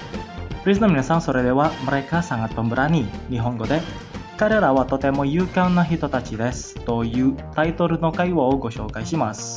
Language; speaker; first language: Japanese; non-native, fluent; Indonesian